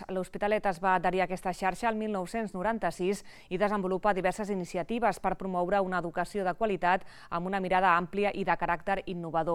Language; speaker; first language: Catalan; native; Catalan